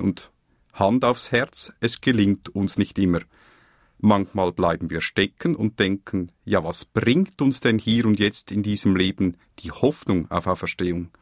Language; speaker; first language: German; native; German